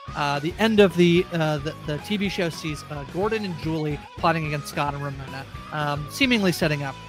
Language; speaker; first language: English; native; English